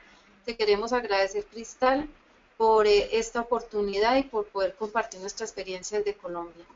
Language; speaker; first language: Spanish; native; Spanish